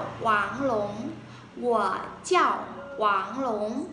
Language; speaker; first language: Chinese; non-native, fluent; Vietnamese